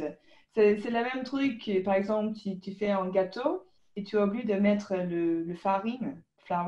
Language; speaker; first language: French; non-native, fluent; English